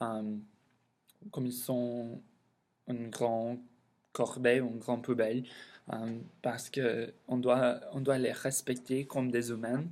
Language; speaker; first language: French; non-native, learner; English